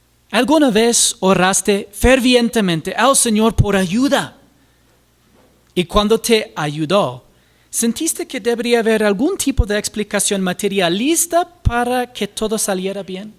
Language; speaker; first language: Spanish; non-native, fluent; English